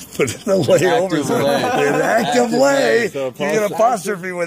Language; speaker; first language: English; native; English